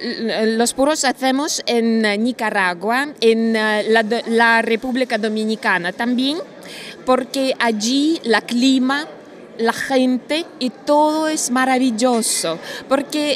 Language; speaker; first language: Spanish; non-native, learner; Russian